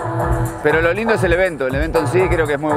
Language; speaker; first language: Spanish; native; Spanish